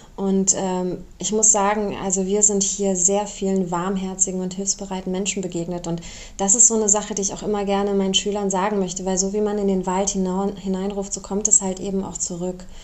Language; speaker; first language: German; early bilingual, other home language; Romanian